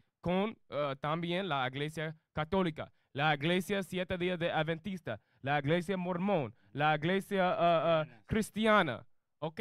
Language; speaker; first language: Spanish; non-native, learner; English